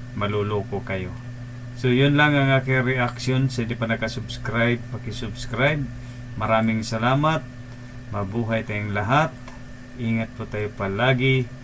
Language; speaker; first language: Filipino; non-native, local second language; Cebuano